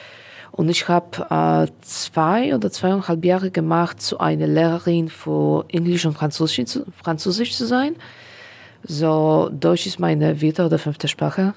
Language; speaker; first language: German; non-native, learner; Polish